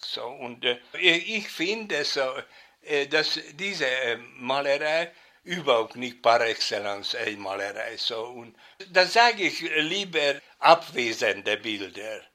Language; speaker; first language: German; non-native, fluent; Hungarian